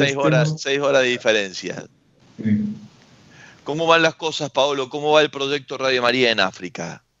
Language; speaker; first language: Spanish; native; Spanish